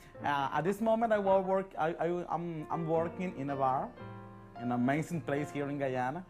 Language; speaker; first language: English; non-native, learner; Spanish